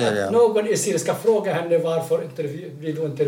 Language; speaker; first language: Swedish; non-native, fluent; Arabic